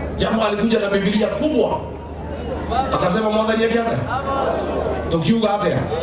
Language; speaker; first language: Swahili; non-native, local second language; Kikuyu